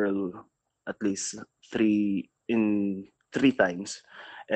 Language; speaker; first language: English; non-native, local second language; Filipino